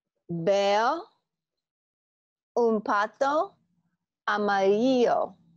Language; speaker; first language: Spanish; non-native, learner; English